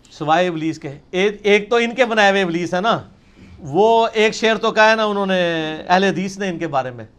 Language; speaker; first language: Urdu; non-native, local second language; Punjabi